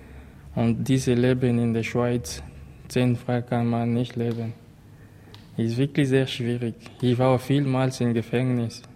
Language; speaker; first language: German; non-native, learner; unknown